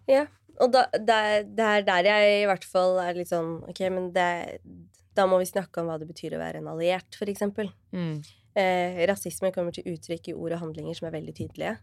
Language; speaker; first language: Norwegian; early bilingual, other home language; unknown